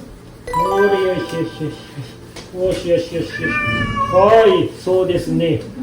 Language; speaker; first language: Japanese; native; Japanese